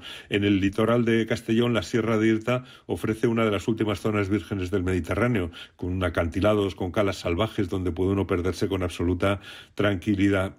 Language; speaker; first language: Spanish; native; Spanish